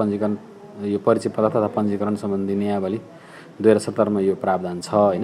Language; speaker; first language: Nepali; native; Nepali